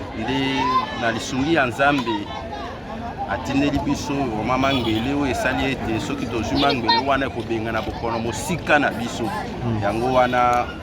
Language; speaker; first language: Lingala; native; Lingala